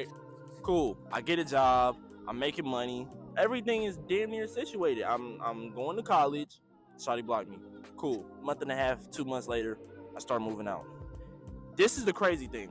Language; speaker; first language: English; native; English